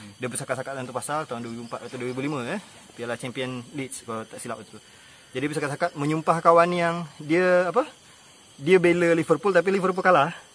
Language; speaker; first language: Malay; native; Malay